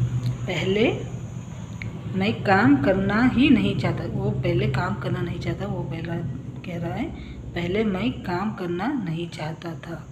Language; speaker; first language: Hindi; non-native, local second language; Kannada